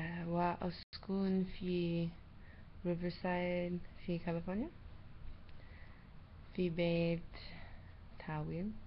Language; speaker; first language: Arabic; non-native, learner; German